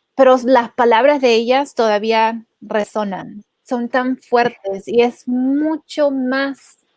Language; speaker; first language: Spanish; early bilingual, heritage; Spanish